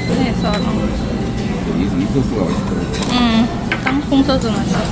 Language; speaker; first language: Korean; non-native, learner; Thai